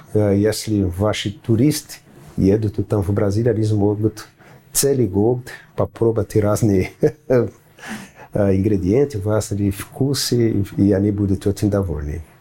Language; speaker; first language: Russian; non-native, fluent; Portuguese